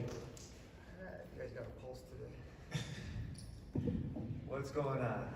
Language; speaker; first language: English; native; English